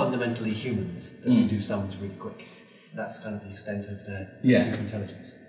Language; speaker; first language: English; native; English